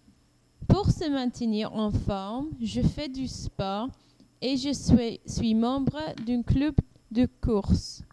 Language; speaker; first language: French; non-native, learner; English